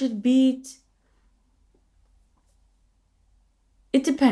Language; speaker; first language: Russian; non-native, learner; English